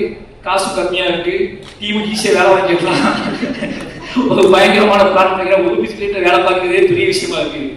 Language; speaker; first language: Tamil; native; Tamil